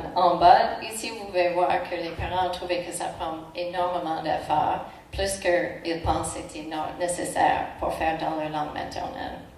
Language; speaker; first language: French; non-native, local second language; English